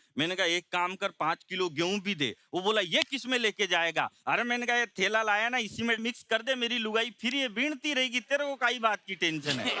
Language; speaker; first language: Hindi; native; Hindi